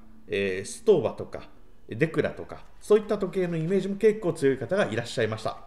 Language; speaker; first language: Japanese; native; Japanese